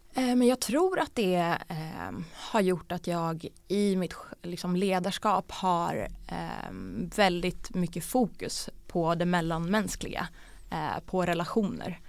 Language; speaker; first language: Swedish; early bilingual, other home language; Bosnian